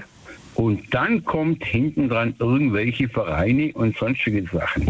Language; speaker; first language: German; native; German